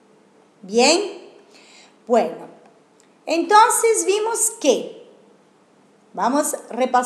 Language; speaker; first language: Spanish; non-native, fluent; Portuguese